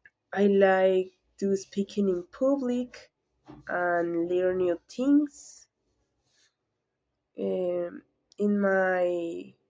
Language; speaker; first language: English; non-native, learner; Spanish